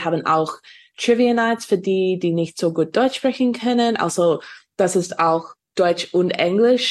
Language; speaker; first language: German; non-native, fluent; English